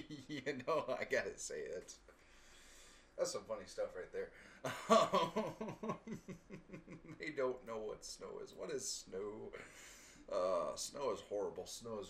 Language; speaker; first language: English; native; English